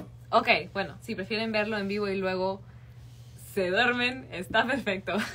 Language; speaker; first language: Spanish; native; Spanish